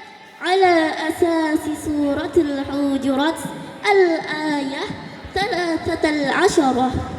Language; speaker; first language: Arabic; non-native, learner; Indonesian